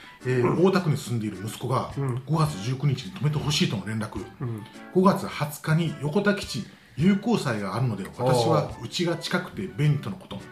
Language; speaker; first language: Japanese; native; Japanese